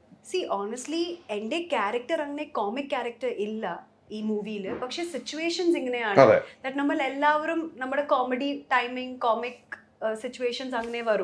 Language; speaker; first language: Malayalam; early bilingual, heritage; Malayalam